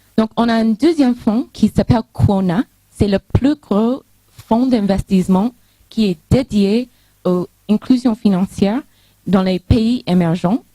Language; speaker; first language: French; non-native, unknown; English